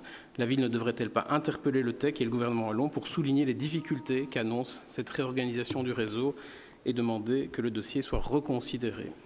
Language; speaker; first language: French; native; French